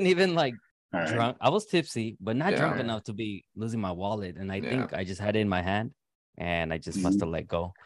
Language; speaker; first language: English; native; English